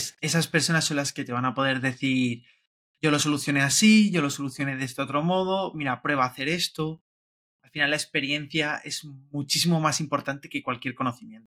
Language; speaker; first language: Spanish; native; Spanish